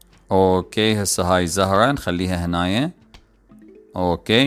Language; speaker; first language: Arabic; native; Arabic